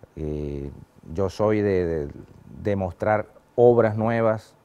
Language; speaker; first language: Spanish; native; Spanish